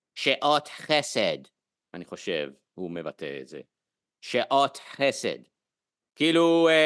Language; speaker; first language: Hebrew; non-native, fluent; English